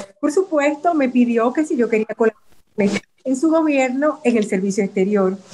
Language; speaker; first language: Spanish; native; Spanish